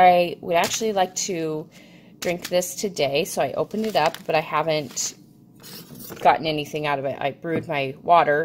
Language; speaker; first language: English; native; English